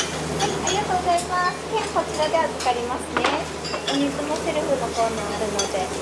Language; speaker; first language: Japanese; native; Japanese